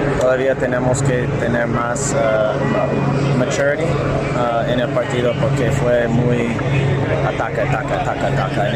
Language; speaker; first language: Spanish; non-native, learner; English